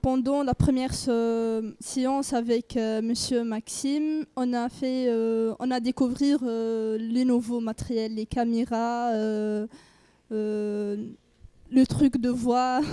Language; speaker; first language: French; non-native, learner; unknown